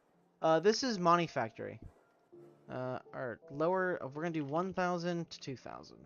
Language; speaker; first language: English; native; English